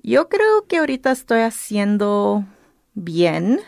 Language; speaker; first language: Spanish; early bilingual, heritage; Spanish